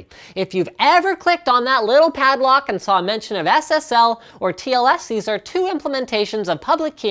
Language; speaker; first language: English; native; English